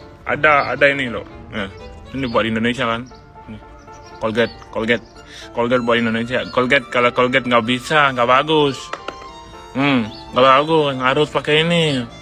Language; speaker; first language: Indonesian; non-native, fluent; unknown